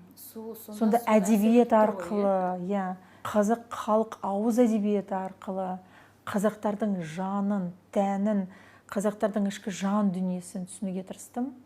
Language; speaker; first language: Kazakh; non-native, local second language; Russian